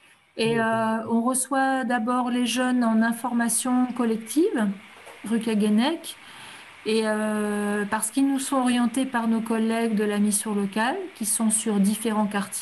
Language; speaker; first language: French; native; French